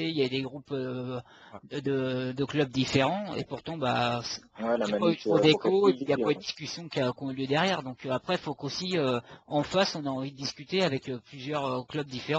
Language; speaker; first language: French; native; French